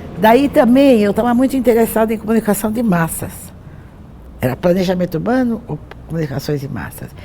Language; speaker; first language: Portuguese; native; Portuguese